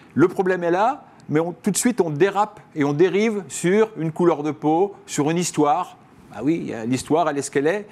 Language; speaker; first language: French; native; French